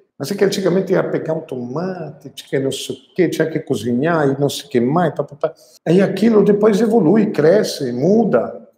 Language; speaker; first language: Portuguese; non-native, fluent; Italian